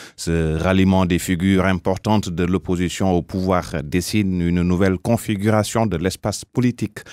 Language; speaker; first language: French; non-native, local second language; Wolof